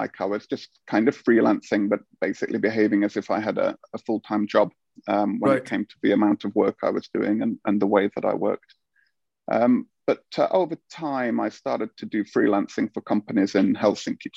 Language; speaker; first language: English; native; English